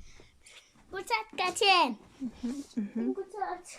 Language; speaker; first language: Polish; early bilingual, heritage; Polish